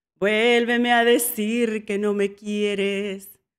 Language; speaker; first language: Spanish; native; Spanish